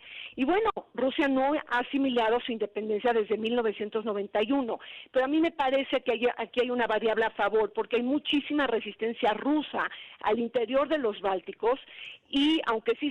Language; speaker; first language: Spanish; native; Spanish